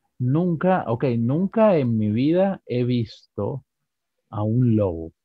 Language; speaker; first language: Spanish; native; Spanish